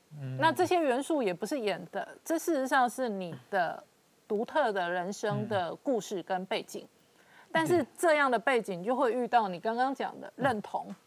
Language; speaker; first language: Chinese; native; Chinese